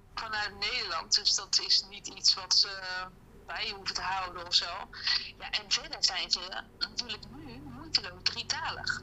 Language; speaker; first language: Dutch; native; Dutch